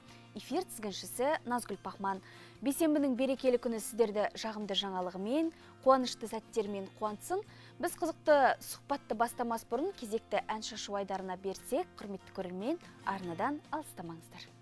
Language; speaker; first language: Kazakh; native; Kazakh